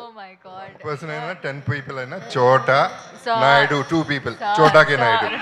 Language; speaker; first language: Telugu; native; Telugu